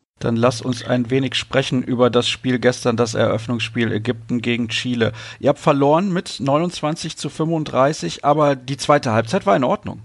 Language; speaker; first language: German; native; German